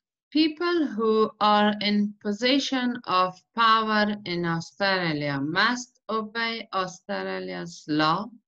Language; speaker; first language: English; non-native, learner; Persian